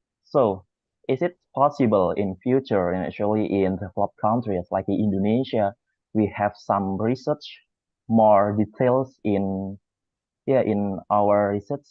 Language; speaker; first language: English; non-native, learner; Indonesian